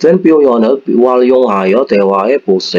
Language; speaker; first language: Korean; non-native, fluent; Indonesian